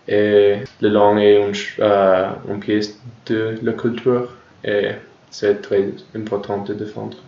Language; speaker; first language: French; non-native, learner; English